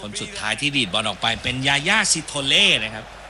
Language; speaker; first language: Thai; native; Thai